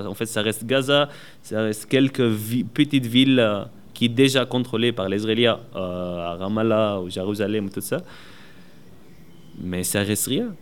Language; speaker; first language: French; non-native, learner; Arabic